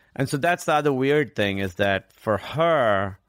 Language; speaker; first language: English; non-native, local second language; Urdu